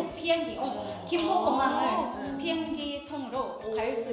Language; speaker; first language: Korean; non-native, fluent; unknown